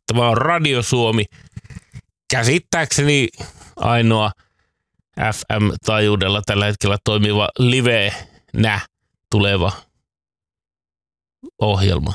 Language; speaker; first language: Finnish; native; Finnish